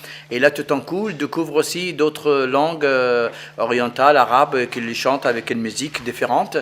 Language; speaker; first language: French; non-native, fluent; Arabic